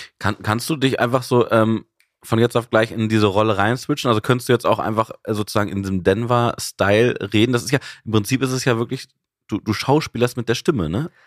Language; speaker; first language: German; native; German